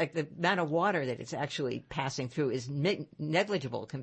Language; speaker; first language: English; native; English